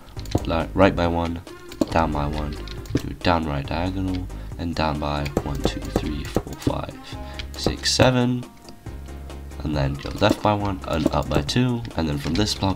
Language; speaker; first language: English; native; English